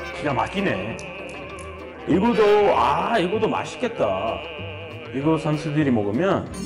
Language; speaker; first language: Korean; non-native, fluent; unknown